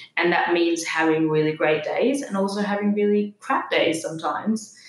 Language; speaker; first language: English; non-native, fluent; Danish